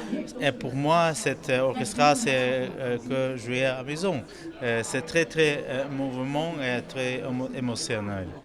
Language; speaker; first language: French; non-native, learner; Russian